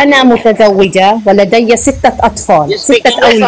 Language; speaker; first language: Arabic; native; Arabic